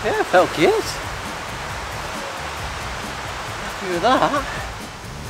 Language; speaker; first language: English; native; English